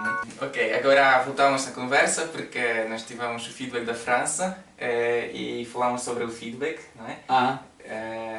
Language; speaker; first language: Portuguese; non-native, learner; Polish